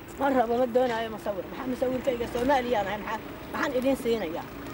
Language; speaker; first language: Italian; non-native, learner; Somali